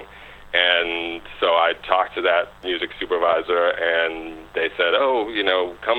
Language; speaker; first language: English; native; English